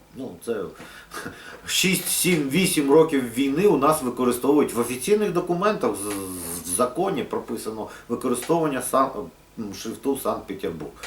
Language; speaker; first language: Ukrainian; non-native, local second language; Russian